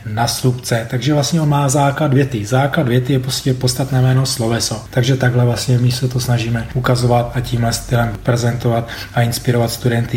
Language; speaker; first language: Czech; native; Czech